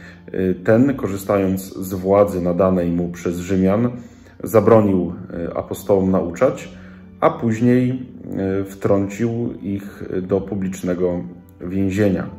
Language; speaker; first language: Polish; native; Polish